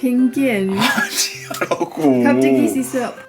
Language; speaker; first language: Korean; non-native, learner; Thai